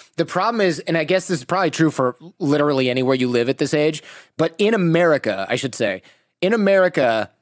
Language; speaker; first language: English; native; English